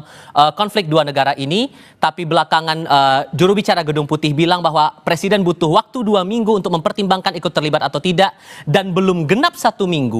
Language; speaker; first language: Indonesian; native; Indonesian